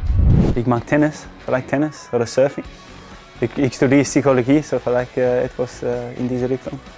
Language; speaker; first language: German; non-native, learner; English